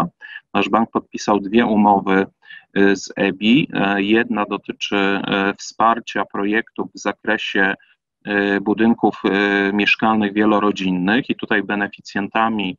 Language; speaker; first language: Polish; native; Polish